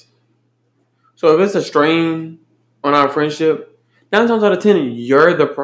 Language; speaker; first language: English; native; English